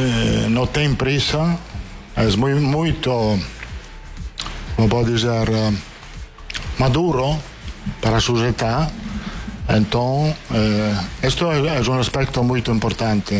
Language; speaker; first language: Spanish; non-native, fluent; Italian